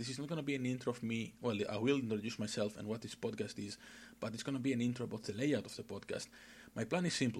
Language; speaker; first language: English; non-native, fluent; Greek